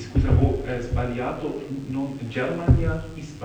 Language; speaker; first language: Italian; non-native, fluent; German